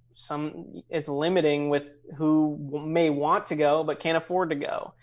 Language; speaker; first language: English; native; English